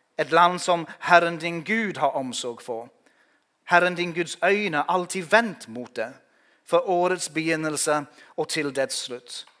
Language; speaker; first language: Norwegian; non-native, fluent; English